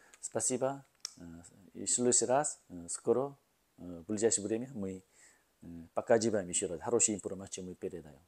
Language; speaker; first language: Russian; non-native, learner; Korean